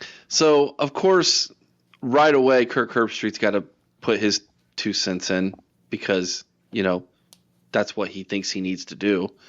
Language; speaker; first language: English; native; English